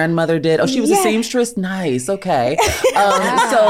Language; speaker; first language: English; native; English